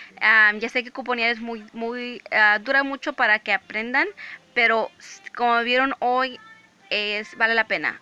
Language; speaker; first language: Spanish; early bilingual, heritage; English